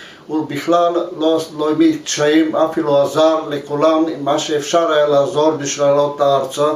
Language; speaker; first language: Hebrew; non-native, fluent; Bulgarian